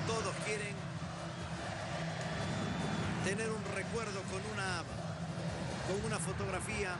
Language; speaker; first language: Spanish; native; Spanish